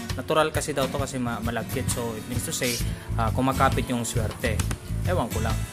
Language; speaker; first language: Filipino; non-native, local second language; Cebuano